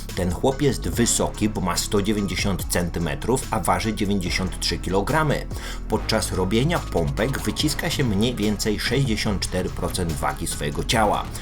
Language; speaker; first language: Polish; native; Polish